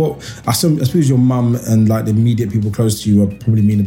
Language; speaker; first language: English; native; English